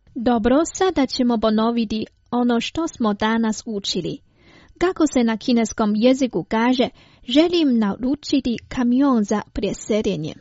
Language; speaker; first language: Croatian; non-native, fluent; Chinese